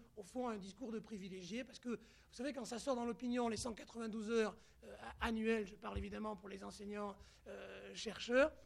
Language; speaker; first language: French; native; French